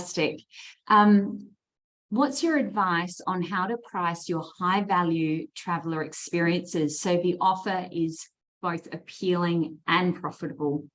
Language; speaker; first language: English; native; English